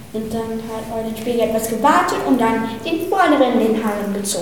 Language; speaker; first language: German; early bilingual, heritage; English